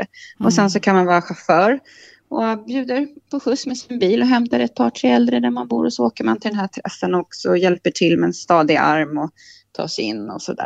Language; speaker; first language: Swedish; native; Swedish